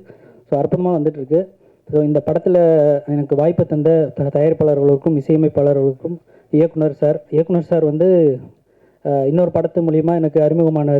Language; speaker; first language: Tamil; native; Tamil